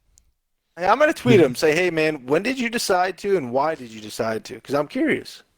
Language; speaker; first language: English; native; English